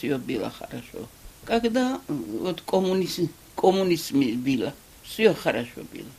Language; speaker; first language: Russian; non-native, local second language; Georgian